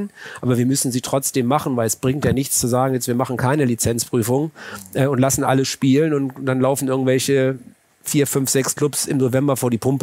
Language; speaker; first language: German; native; German